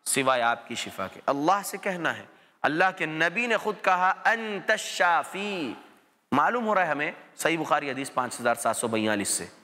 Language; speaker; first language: Urdu; native; Urdu